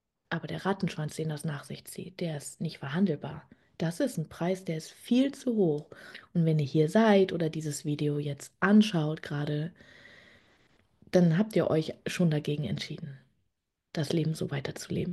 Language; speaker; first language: German; native; German